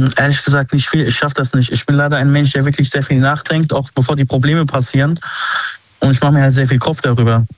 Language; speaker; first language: German; early bilingual, other home language; Arabic